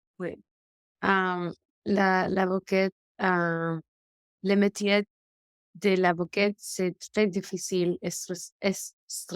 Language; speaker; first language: French; non-native, learner; English